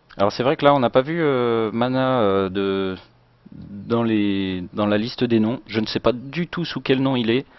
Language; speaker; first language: French; native; French